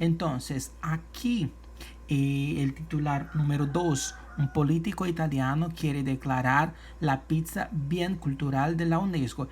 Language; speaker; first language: Spanish; non-native, fluent; Portuguese